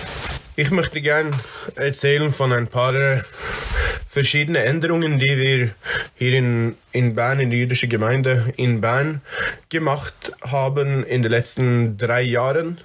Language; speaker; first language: German; non-native, fluent; English